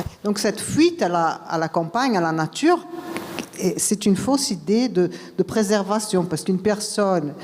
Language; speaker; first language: French; non-native, fluent; Portuguese